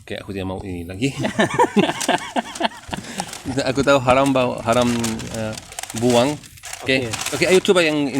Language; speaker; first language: Indonesian; non-native, learner; Arabic